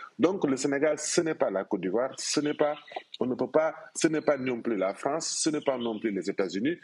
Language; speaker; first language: French; non-native, local second language; Wolof